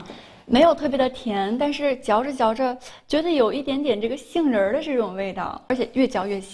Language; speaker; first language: Chinese; native; Chinese